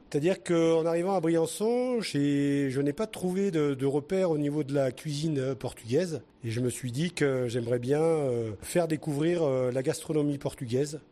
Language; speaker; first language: French; early bilingual, other home language; Portuguese